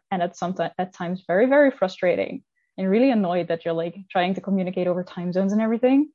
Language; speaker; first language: English; non-native, fluent; Dutch